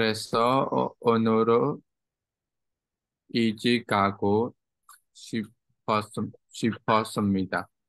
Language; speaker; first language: Korean; non-native, learner; Burmese